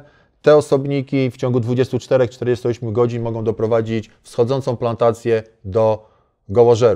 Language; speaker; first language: Polish; native; Polish